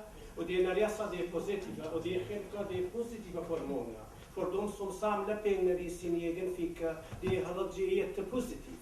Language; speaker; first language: Swedish; non-native, learner; Kurdish